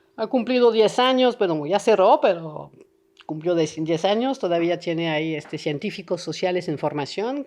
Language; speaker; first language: Spanish; non-native, fluent; French